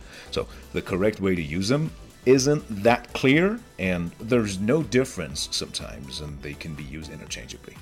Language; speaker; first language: English; non-native, fluent; Persian